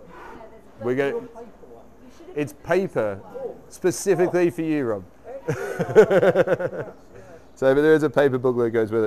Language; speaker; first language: English; native; English